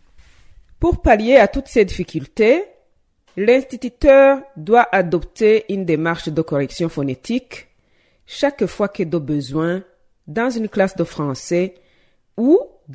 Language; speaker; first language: French; non-native, local second language; Rundi